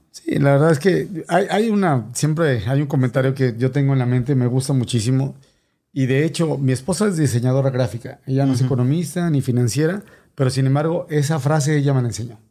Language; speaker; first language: Spanish; native; Spanish